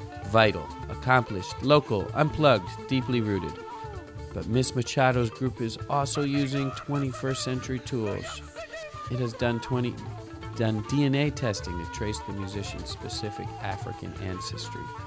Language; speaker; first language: English; native; English